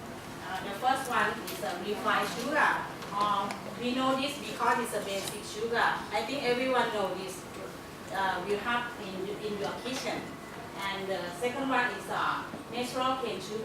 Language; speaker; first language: English; non-native, learner; Thai